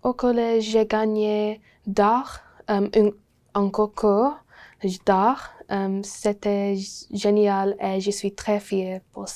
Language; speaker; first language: French; non-native, learner; English